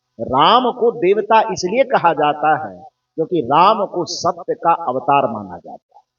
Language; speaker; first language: Hindi; native; Hindi